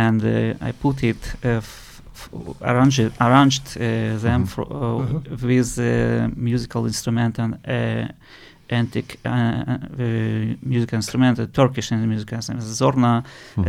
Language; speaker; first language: English; non-native, learner; Russian